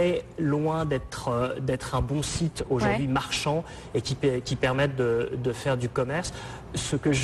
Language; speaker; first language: French; native; French